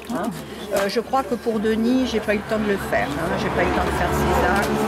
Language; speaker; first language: French; native; French